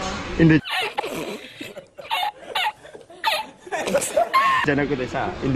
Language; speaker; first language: Japanese; non-native, learner; Indonesian